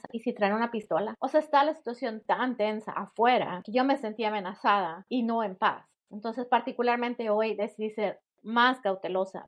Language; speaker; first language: Spanish; native; Spanish